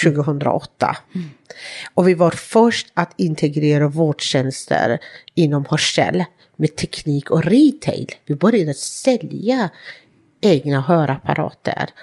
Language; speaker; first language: Swedish; non-native, fluent; Persian